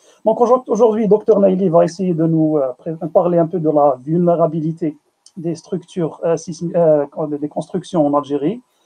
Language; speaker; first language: French; non-native, local second language; Arabic